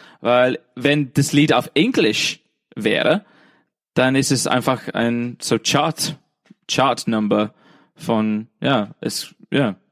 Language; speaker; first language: German; non-native, fluent; English